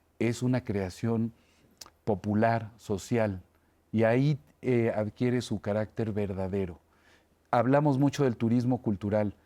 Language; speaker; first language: Spanish; native; Spanish